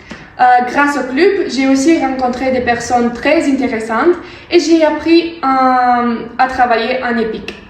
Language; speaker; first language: French; non-native, learner; Romanian